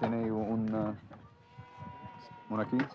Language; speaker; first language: Spanish; non-native, fluent; English